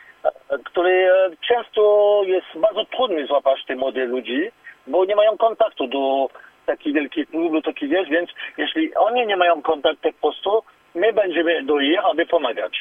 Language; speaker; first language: Polish; non-native, learner; French